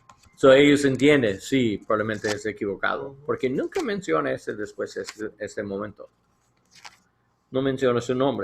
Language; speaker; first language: Spanish; non-native, learner; English